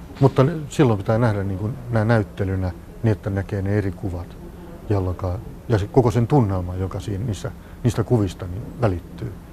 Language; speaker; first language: Finnish; native; Finnish